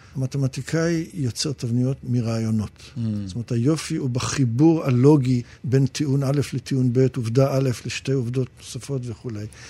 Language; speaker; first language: Hebrew; early bilingual, other home language; English